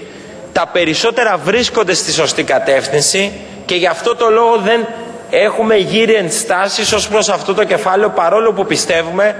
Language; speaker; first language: Greek; native; Greek